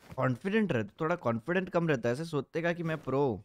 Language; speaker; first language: Hindi; non-native, local second language; Gujarati